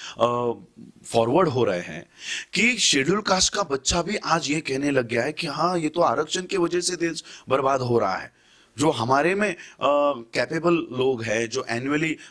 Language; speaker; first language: Hindi; non-native, local second language; Marathi